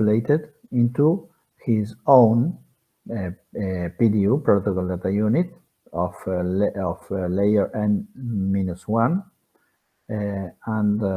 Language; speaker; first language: English; non-native, fluent; Spanish